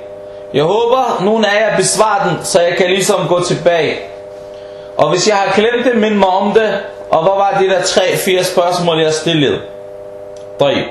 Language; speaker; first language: Danish; early bilingual, heritage; Danish